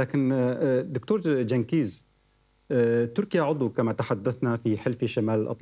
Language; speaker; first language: Arabic; native; Arabic